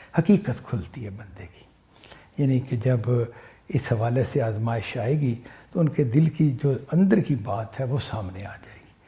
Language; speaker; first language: Urdu; non-native, local second language; Punjabi